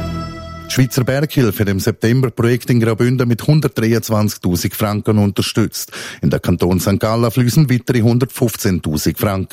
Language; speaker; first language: German; native; German